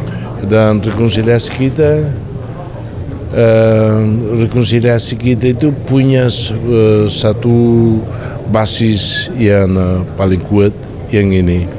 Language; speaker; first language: Indonesian; non-native, fluent; Tetum